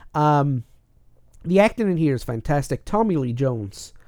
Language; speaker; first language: English; native; English